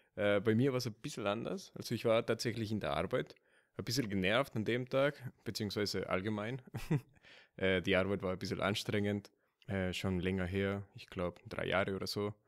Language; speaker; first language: German; non-native, fluent; Spanish